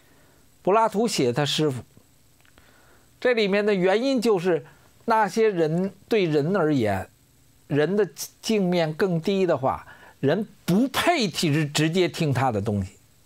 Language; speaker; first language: Chinese; native; Chinese